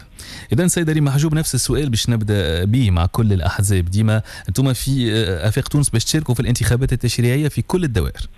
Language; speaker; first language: Arabic; native; Arabic